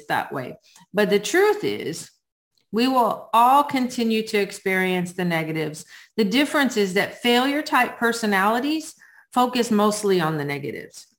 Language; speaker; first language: English; native; English